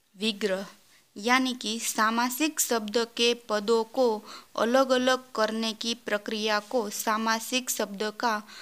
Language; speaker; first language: Hindi; non-native, local second language; Gujarati